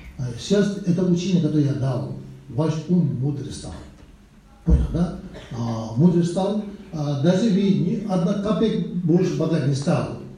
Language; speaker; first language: Russian; non-native, learner; Tibetan